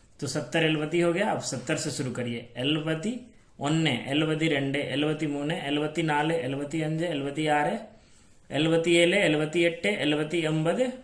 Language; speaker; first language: Hindi; native; Hindi